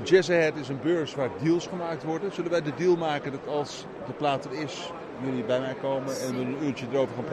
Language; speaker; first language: Dutch; native; Dutch